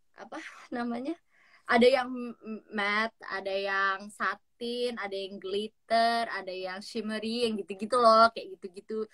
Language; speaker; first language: Indonesian; native; Indonesian